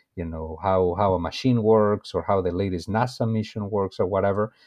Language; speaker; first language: English; non-native, fluent; Spanish